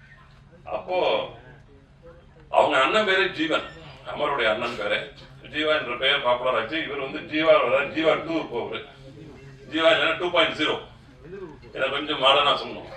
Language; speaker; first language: Tamil; native; Tamil